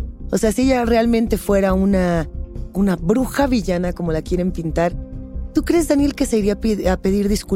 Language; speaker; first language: Spanish; native; Spanish